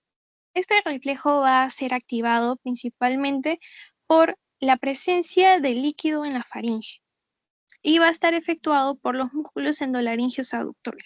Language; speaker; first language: Spanish; native; Spanish